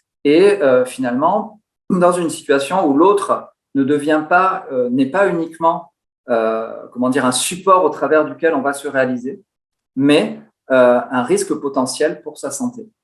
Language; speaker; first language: French; native; French